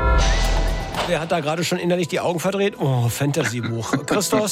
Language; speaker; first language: German; native; German